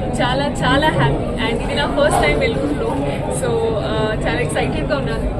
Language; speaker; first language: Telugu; non-native, learner; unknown